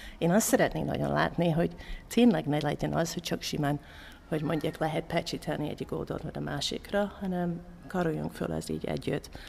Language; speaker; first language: Hungarian; non-native, fluent; English